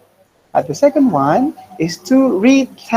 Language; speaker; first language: English; non-native, fluent; Indonesian